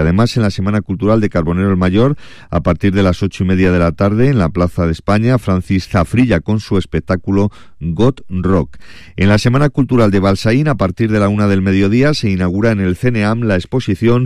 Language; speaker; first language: Spanish; native; Spanish